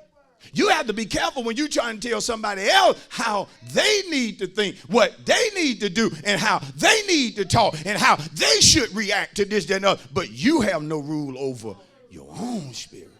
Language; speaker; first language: English; native; English